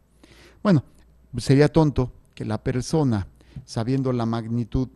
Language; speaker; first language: Spanish; native; Spanish